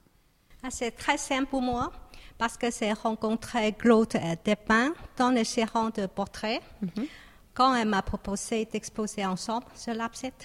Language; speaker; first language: French; non-native, learner; Chinese